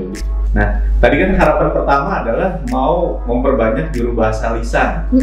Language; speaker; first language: Indonesian; native; Indonesian